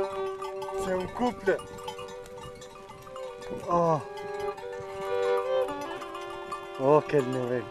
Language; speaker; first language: French; non-native, fluent; Albanian